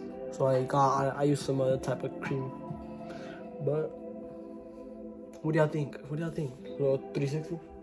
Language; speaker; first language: English; early bilingual, other home language; Spanish